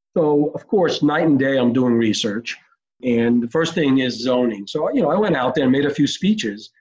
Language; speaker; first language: English; early bilingual, other home language; Hebrew